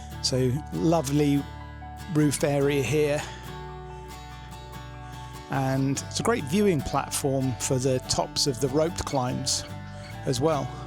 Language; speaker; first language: English; native; English